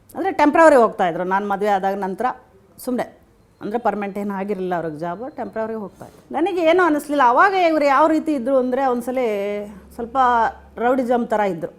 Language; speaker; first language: Kannada; native; Kannada